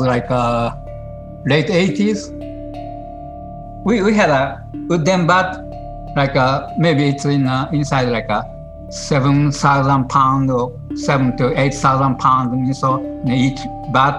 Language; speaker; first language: English; non-native, learner; Japanese